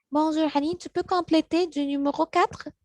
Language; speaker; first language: French; non-native, learner; Arabic